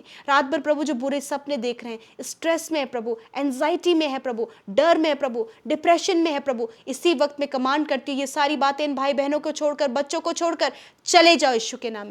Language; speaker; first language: Hindi; native; Hindi